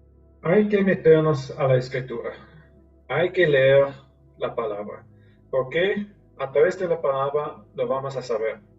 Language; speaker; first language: Spanish; non-native, fluent; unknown